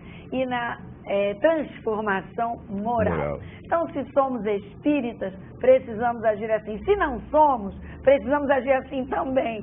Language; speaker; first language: Portuguese; native; Portuguese